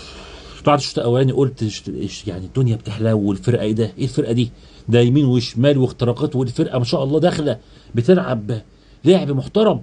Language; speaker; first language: Arabic; native; Arabic